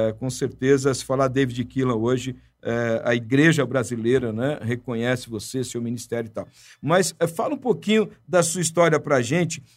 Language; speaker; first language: Portuguese; native; Portuguese